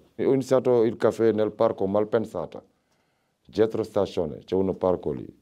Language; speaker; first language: Italian; non-native, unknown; Wolof